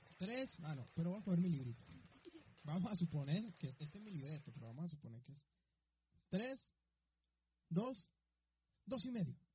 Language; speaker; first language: Spanish; native; Spanish